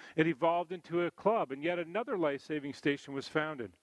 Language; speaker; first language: English; native; English